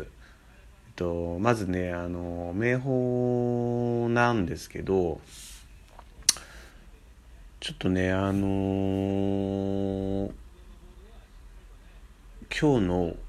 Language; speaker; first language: Japanese; native; Japanese